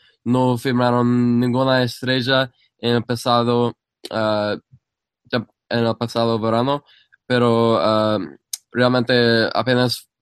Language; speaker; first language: Spanish; non-native, fluent; English